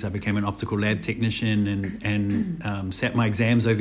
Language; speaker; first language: English; native; English